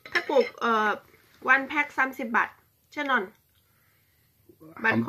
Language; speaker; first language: Korean; non-native, learner; Thai